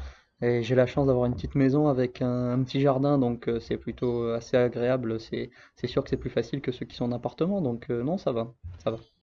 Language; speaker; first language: French; native; French